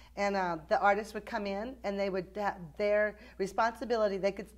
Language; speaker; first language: English; native; English